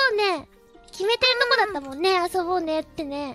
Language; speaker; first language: Japanese; native; Japanese